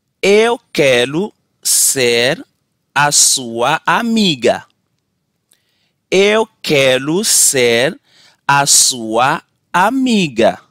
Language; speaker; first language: Portuguese; non-native, learner; Haitian Creole